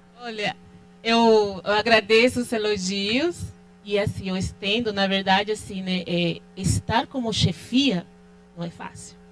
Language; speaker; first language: Portuguese; non-native, fluent; Spanish